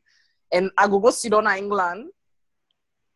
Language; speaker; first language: English; non-native, local second language; Krio